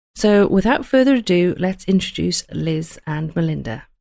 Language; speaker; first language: English; native; English